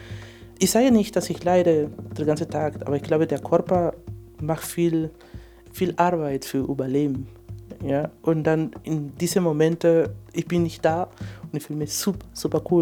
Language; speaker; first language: German; non-native, fluent; Spanish